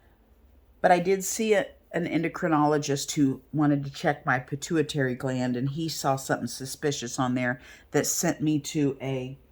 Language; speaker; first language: English; native; English